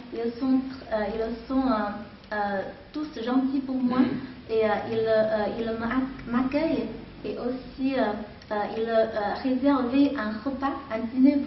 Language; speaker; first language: French; non-native, fluent; Chinese